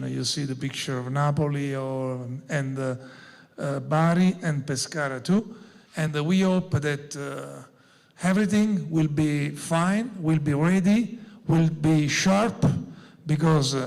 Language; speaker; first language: English; non-native, learner; Italian